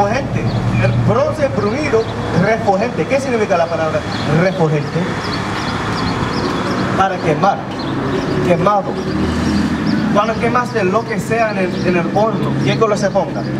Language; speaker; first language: Spanish; non-native, fluent; English